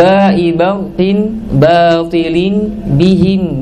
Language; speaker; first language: Arabic; non-native, fluent; Indonesian